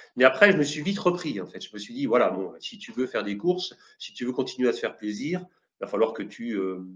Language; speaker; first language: French; native; French